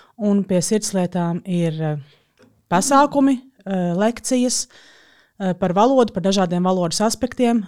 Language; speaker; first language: Latvian; native; Latvian